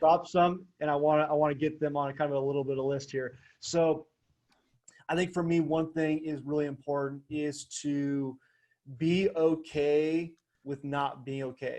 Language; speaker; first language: English; native; English